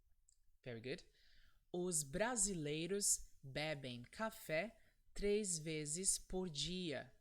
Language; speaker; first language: Portuguese; non-native, fluent; English